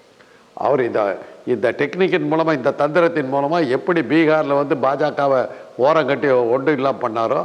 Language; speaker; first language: Tamil; native; Tamil